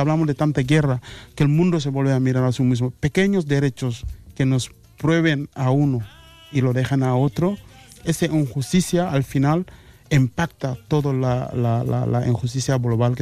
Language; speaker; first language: Spanish; non-native, fluent; Mandingo